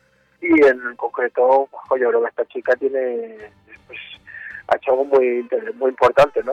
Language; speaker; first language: Spanish; native; Spanish